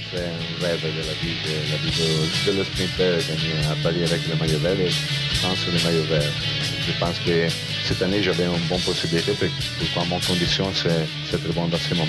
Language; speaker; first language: French; non-native, learner; Italian